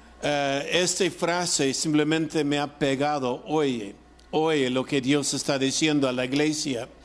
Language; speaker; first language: Spanish; non-native, fluent; English